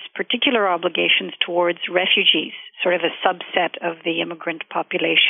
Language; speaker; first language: English; non-native, local second language; Urdu